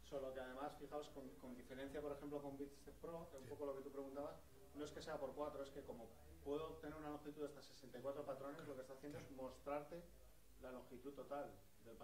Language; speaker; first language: Spanish; native; Spanish